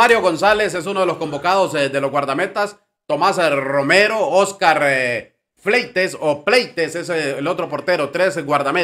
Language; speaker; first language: Spanish; native; Spanish